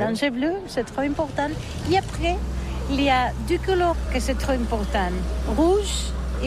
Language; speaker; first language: French; non-native, learner; Catalan